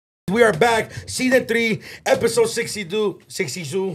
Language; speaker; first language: English; early bilingual, other home language; Spanish